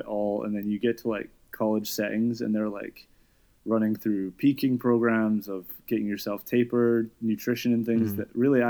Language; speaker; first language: English; native; English